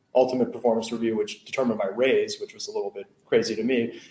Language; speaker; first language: English; native; English